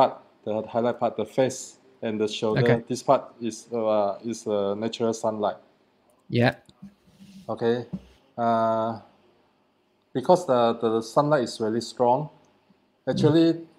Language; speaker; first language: English; non-native, learner; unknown